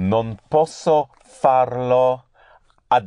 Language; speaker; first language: Italian; non-native, learner; English